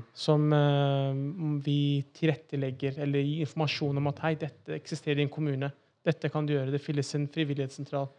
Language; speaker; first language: Norwegian; early bilingual, other home language; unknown